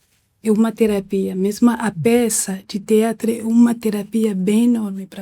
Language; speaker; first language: Portuguese; non-native, fluent; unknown